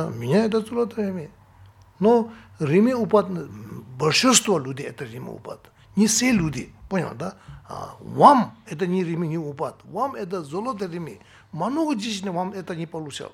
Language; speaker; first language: Russian; non-native, learner; Tibetan